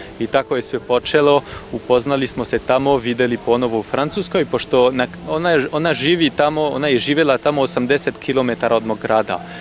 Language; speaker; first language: Serbian; non-native, fluent; French